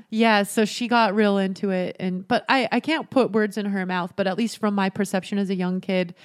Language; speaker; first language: English; native; English